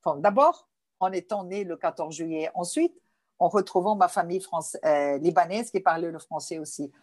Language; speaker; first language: French; non-native, fluent; Portuguese